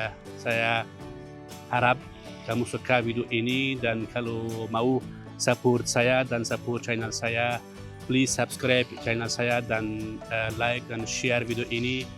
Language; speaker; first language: Indonesian; non-native, fluent; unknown